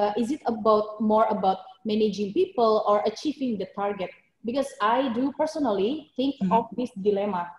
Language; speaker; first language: English; non-native, fluent; Indonesian